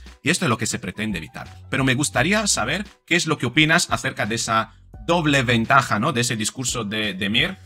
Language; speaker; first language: Spanish; native; Spanish